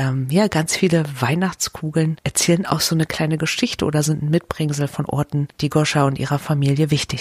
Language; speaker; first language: German; native; German